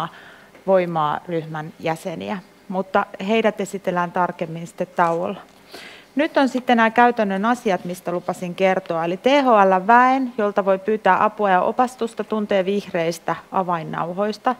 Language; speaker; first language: Finnish; native; Finnish